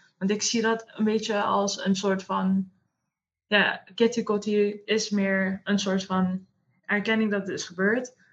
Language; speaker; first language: Dutch; native; Dutch